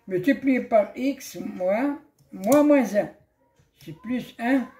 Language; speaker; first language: French; non-native, local second language; Arabic